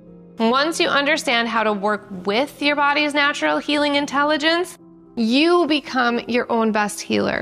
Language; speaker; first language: English; native; English